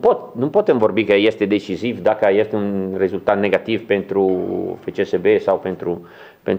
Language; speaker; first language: Romanian; non-native, learner; Italian